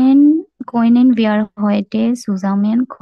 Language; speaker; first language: German; non-native, learner; Bangla